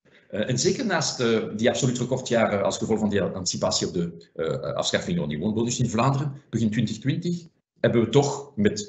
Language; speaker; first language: Dutch; non-native, fluent; French